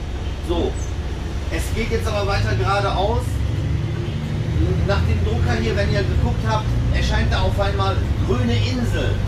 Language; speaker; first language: German; native; German